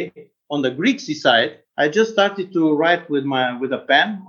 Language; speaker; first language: English; non-native, fluent; Romanian